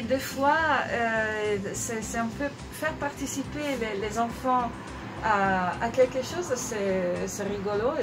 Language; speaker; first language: French; non-native, fluent; Italian